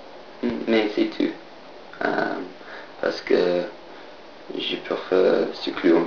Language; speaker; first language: French; non-native, learner; English